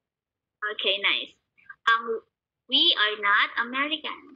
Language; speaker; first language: English; non-native, local second language; Filipino